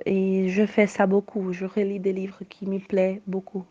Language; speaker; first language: French; non-native, fluent; Portuguese